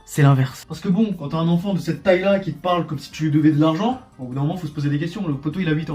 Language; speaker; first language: French; native; French